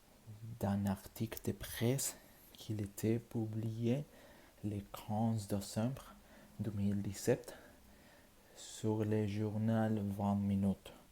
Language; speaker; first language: French; non-native, learner; Spanish